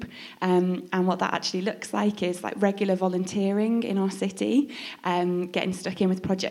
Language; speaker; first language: English; native; English